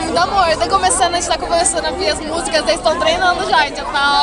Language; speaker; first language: Portuguese; native; Portuguese